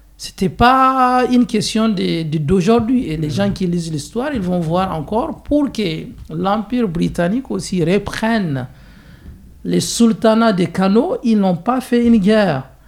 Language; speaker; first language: French; non-native, local second language; Hausa